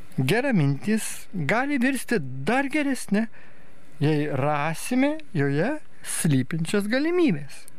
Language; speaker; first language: Lithuanian; native; Lithuanian